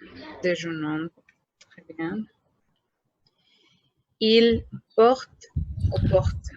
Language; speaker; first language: French; non-native, fluent; Spanish